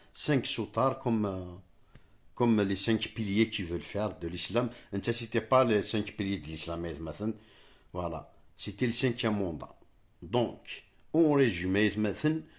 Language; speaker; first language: French; non-native, local second language; Arabic